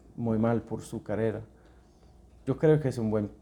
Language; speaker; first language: Spanish; non-native, fluent; English